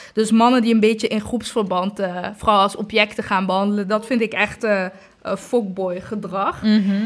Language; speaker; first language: Dutch; early bilingual, other home language; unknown